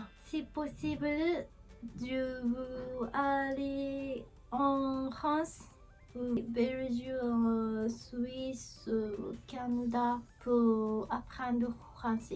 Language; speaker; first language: French; non-native, learner; Japanese